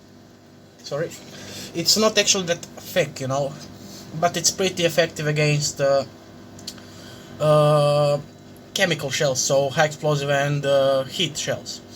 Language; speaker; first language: English; non-native, fluent; Croatian